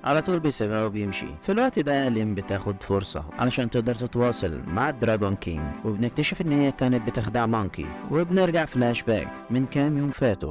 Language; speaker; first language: Arabic; native; Arabic